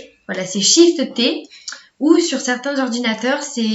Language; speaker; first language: French; native; French